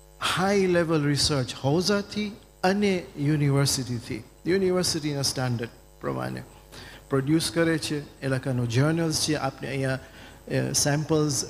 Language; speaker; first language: Gujarati; early bilingual, heritage; Gujarati